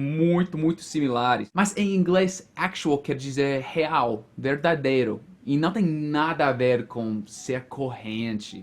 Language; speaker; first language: Portuguese; non-native, fluent; English